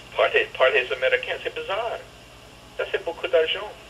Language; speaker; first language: French; non-native, learner; English